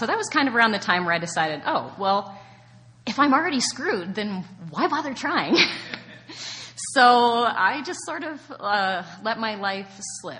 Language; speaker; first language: English; native; English